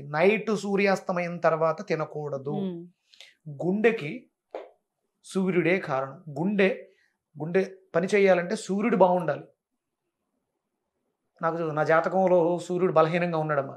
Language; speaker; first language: Telugu; native; Telugu